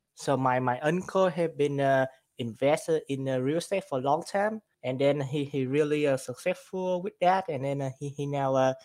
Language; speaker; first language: English; non-native, learner; Vietnamese